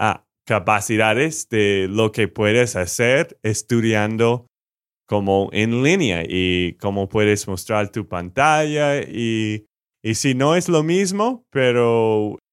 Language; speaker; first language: Spanish; non-native, fluent; English